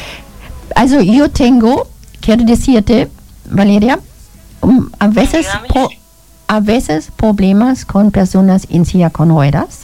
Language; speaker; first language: Spanish; non-native, learner; German